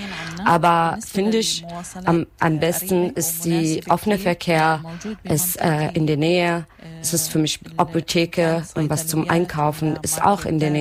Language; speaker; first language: German; non-native, learner; Arabic